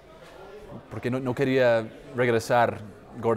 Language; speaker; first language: Spanish; non-native, fluent; English